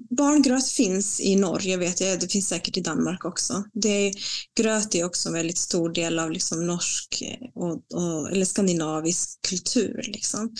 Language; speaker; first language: Swedish; non-native, fluent; Spanish